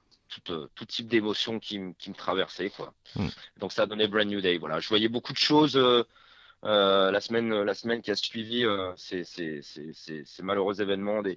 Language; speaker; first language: French; native; French